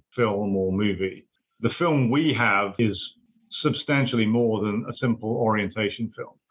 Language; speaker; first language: English; native; English